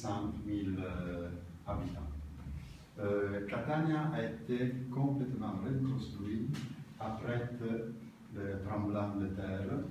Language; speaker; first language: French; non-native, learner; Italian